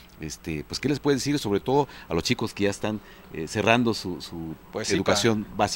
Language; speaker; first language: Spanish; native; Spanish